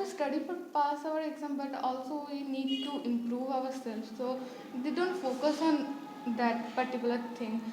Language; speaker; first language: English; non-native, fluent; Bangla